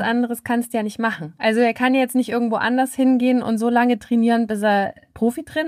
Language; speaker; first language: German; native; German